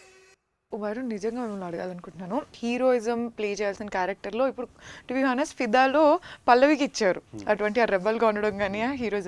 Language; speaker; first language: Telugu; native; Telugu